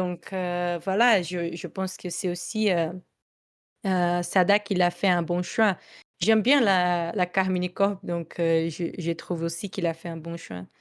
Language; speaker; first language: French; non-native, fluent; Portuguese